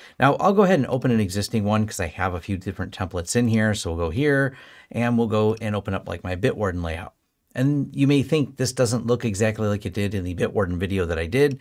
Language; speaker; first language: English; native; English